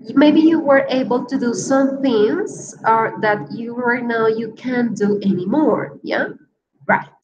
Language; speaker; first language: English; non-native, fluent; Spanish